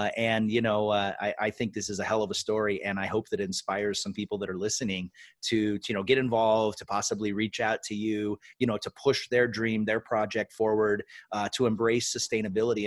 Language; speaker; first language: English; native; English